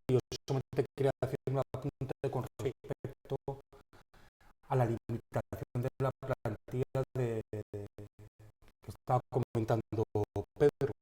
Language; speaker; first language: Spanish; native; Spanish